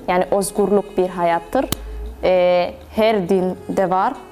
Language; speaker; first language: Turkish; non-native, learner; Somali